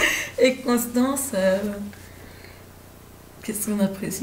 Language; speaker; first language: French; native; French